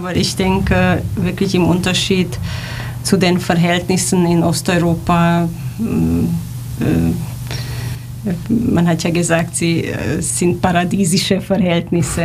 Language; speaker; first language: German; non-native, fluent; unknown